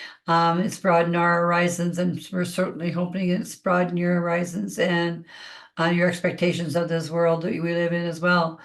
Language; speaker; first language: English; native; English